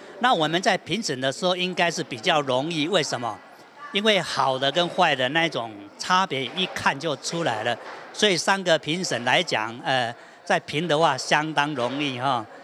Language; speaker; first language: Chinese; native; Chinese